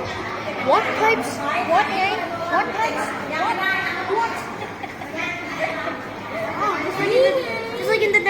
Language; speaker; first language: English; non-native, local second language; Filipino